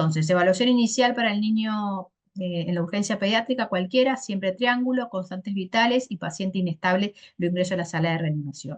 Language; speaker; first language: Spanish; native; Spanish